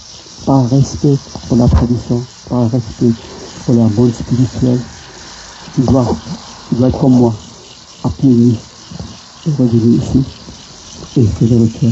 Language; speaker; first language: French; non-native, local second language; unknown